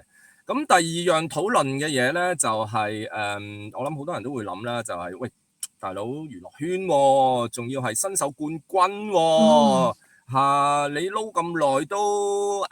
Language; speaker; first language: Cantonese; native; Cantonese